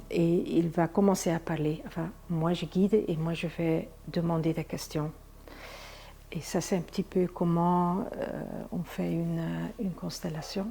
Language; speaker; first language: French; non-native, fluent; Dutch